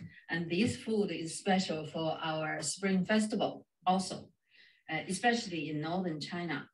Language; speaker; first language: English; non-native, fluent; Chinese